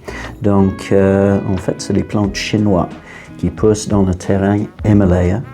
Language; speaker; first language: French; non-native, fluent; English